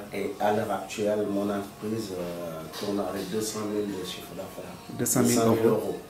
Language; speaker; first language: French; non-native, local second language; Wolof